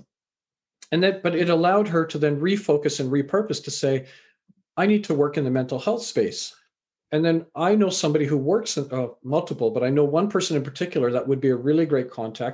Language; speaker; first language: English; native; English